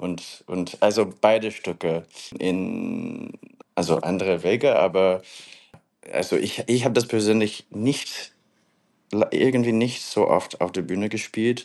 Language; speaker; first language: German; non-native, fluent; English